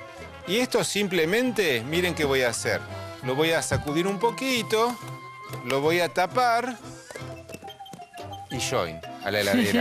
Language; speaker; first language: Spanish; native; Spanish